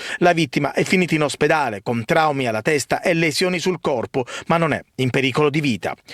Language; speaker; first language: Italian; native; Italian